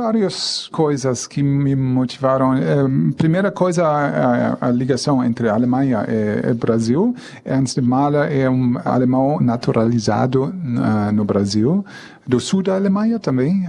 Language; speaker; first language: Portuguese; non-native, fluent; German